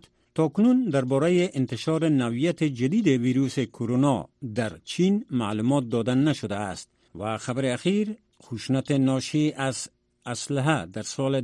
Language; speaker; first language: Persian; native; Persian